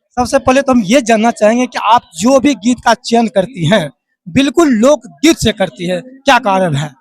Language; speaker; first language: Hindi; native; Hindi